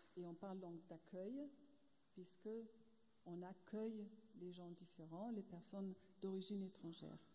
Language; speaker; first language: French; non-native, fluent; German